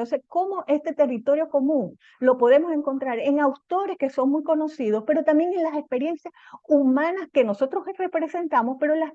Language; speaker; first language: Spanish; native; Spanish